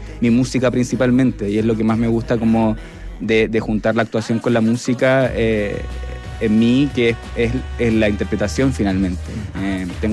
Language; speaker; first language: Spanish; native; Spanish